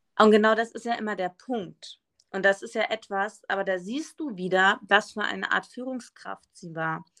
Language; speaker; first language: German; early bilingual, other home language; Spanish